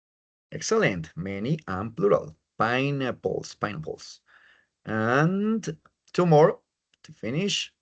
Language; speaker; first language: English; non-native, fluent; Spanish